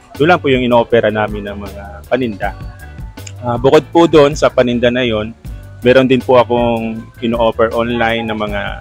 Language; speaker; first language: Filipino; non-native, local second language; Bikol